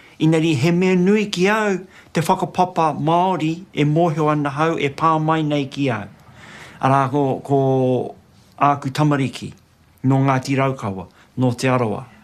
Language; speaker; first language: Māori; non-native, local second language; English